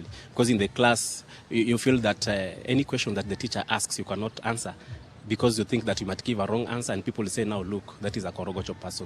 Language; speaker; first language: English; non-native, local second language; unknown